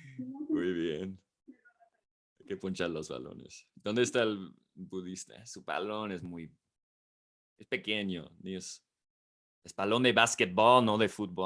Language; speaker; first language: Spanish; non-native, fluent; English